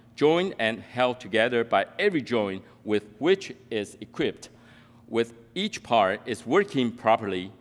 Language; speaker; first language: English; non-native, fluent; Min Nan Chinese